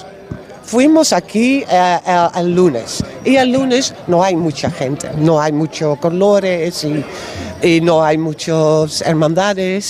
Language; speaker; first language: Spanish; non-native, learner; Dutch